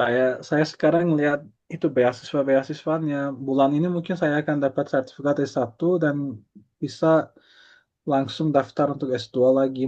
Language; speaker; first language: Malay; non-native, fluent; Turkish